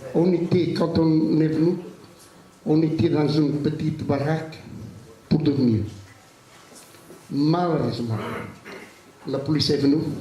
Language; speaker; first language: French; non-native, fluent; Portuguese